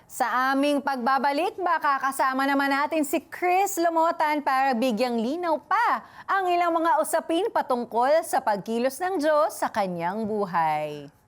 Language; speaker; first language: Filipino; native; Filipino